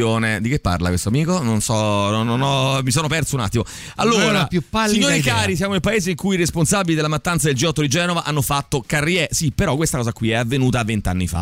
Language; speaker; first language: Italian; native; Italian